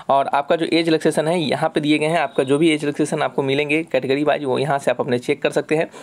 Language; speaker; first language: Hindi; native; Hindi